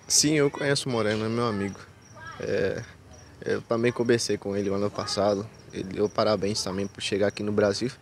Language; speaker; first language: Portuguese; non-native, fluent; Spanish